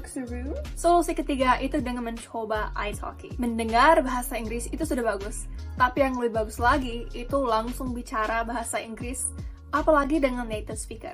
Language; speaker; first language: Indonesian; non-native, fluent; English